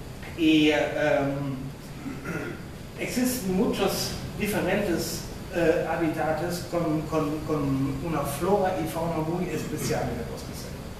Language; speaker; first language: Spanish; non-native, fluent; German